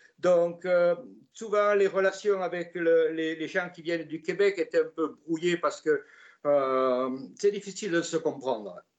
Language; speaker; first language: French; native; French